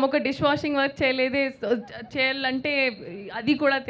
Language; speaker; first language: Telugu; non-native, local second language; Hindi